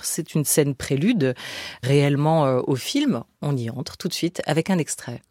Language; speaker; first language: French; native; French